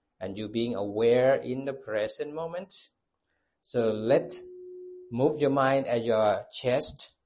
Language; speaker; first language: English; non-native, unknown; Thai